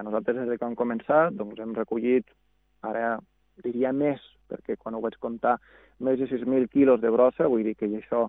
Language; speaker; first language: Catalan; native; Catalan